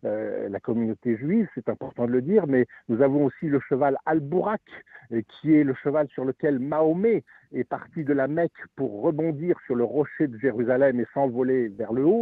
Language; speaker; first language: French; native; French